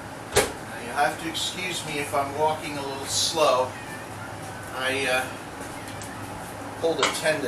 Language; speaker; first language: English; native; English